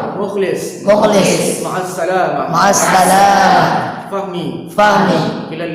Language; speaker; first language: Arabic; non-native, fluent; Indonesian